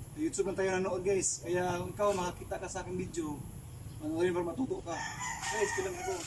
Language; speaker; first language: Filipino; non-native, local second language; Cebuano